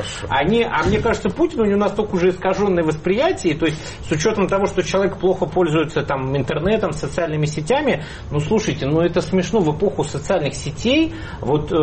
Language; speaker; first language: Russian; native; Russian